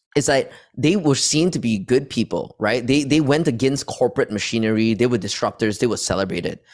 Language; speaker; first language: English; non-native, local second language; Chinese